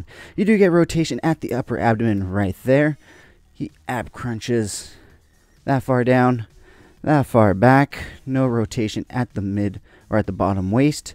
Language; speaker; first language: English; native; English